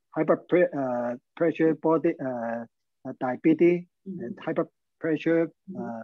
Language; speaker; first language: English; non-native, learner; Chinese